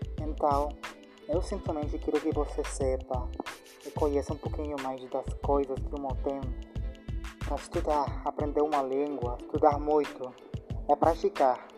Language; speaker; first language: Portuguese; non-native, learner; Spanish